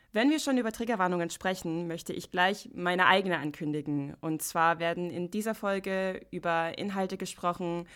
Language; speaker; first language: German; non-native, fluent; English